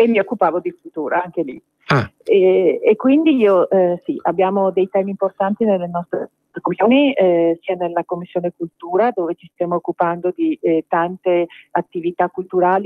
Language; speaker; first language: Italian; native; Italian